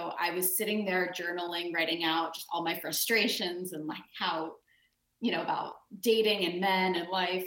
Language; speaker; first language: English; native; English